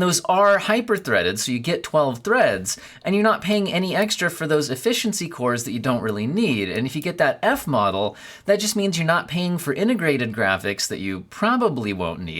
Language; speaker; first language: English; native; English